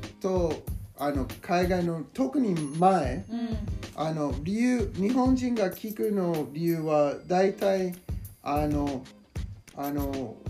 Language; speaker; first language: Japanese; non-native, learner; English